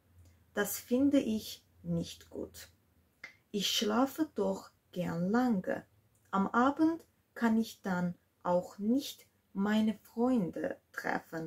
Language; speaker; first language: German; non-native, fluent; Georgian